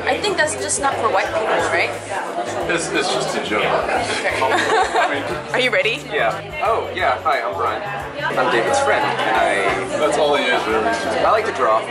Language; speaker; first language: English; native; English